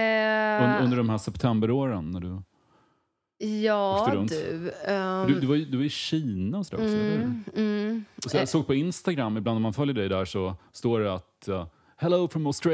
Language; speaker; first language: Swedish; native; Swedish